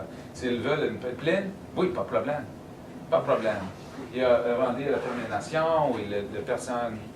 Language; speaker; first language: French; non-native, learner; English